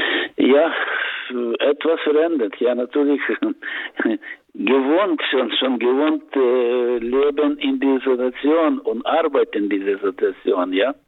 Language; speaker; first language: German; non-native, learner; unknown